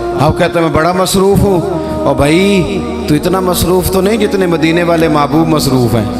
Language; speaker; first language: Urdu; non-native, local second language; Punjabi